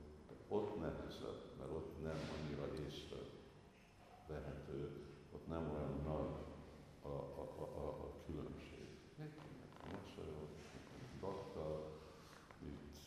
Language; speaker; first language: Hungarian; non-native, fluent; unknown